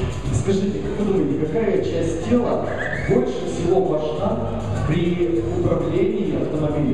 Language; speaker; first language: Russian; native; Russian